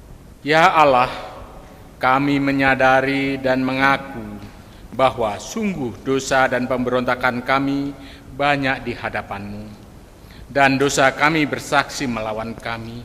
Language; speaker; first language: Indonesian; native; Indonesian